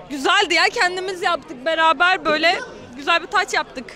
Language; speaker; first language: Turkish; native; Turkish